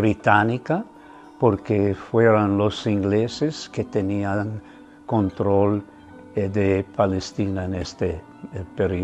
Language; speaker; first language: Spanish; non-native, fluent; German